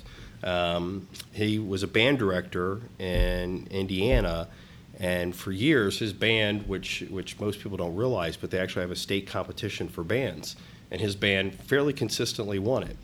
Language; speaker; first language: English; native; English